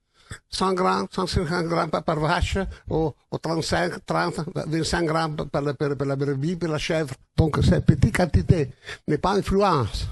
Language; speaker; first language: French; non-native, learner; Italian